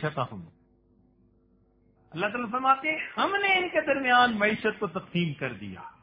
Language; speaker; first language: Urdu; non-native, local second language; Punjabi